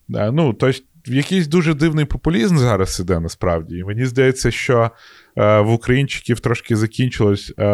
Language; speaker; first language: Ukrainian; non-native, local second language; Russian